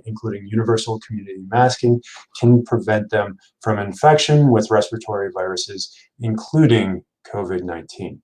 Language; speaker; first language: English; native; English